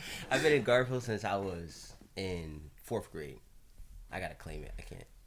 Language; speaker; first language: English; native; English